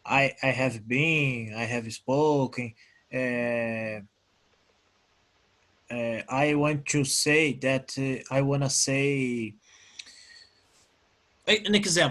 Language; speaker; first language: English; non-native, learner; Portuguese